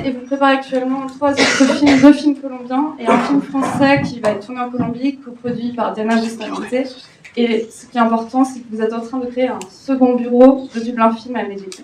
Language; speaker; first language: French; native; French